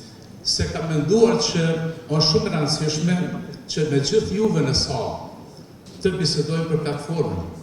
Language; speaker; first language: Albanian; native; Albanian